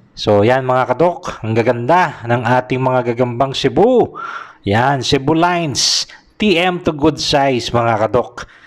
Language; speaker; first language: Filipino; native; Filipino